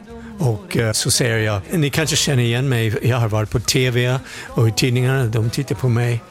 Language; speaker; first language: Swedish; non-native, fluent; English